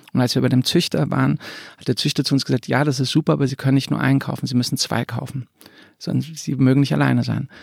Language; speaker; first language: German; early bilingual, other home language; Croatian